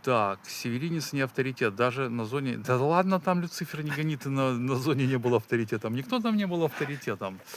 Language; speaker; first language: Russian; non-native, local second language; Belarusian